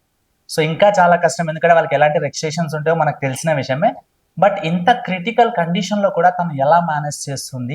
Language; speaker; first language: Telugu; native; Telugu